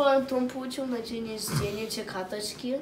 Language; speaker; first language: Russian; early bilingual, heritage; Russian